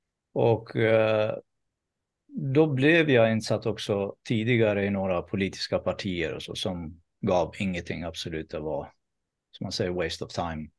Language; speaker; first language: Swedish; non-native, fluent; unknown